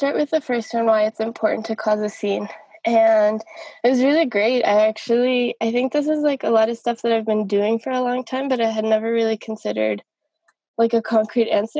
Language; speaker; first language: English; native; English